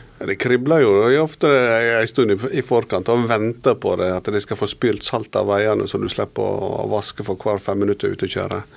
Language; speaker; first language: Norwegian; native; Norwegian